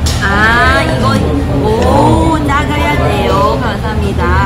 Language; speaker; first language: Korean; non-native, learner; Cantonese